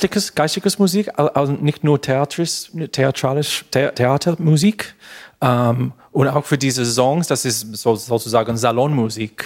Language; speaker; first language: German; non-native, learner; English